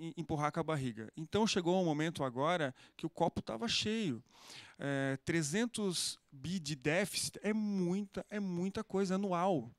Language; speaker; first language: Portuguese; native; Portuguese